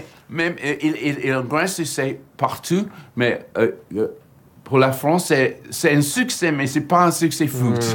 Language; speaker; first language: French; non-native, fluent; English